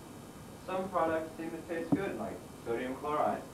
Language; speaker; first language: English; native; English